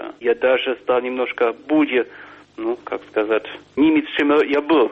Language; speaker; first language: Russian; non-native, fluent; German